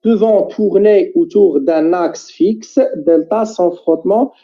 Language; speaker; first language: French; non-native, local second language; Arabic